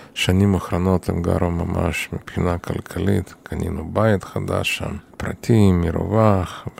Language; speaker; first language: Hebrew; non-native, fluent; Yiddish